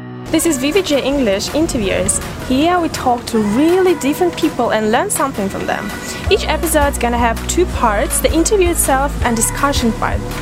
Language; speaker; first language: English; non-native, fluent; Russian